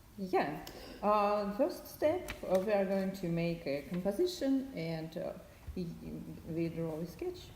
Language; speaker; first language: English; non-native, learner; Russian